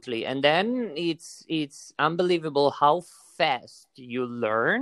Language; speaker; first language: English; non-native, fluent; Italian